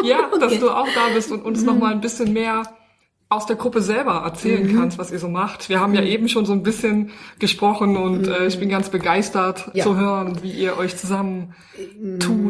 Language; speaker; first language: German; native; German